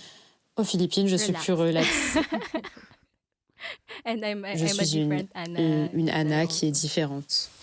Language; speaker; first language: French; non-native, fluent; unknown